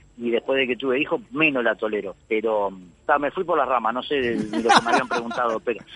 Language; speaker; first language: Spanish; native; Spanish